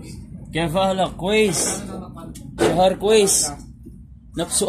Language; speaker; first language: Arabic; non-native, learner; Filipino